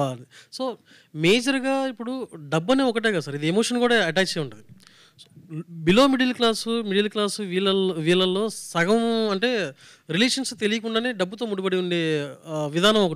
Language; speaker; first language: Telugu; native; Telugu